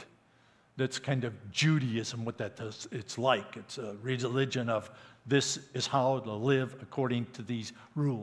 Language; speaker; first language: English; native; English